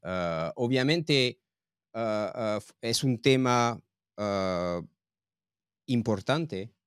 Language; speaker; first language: Spanish; non-native, fluent; English